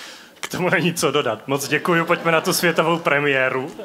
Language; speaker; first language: Czech; native; Czech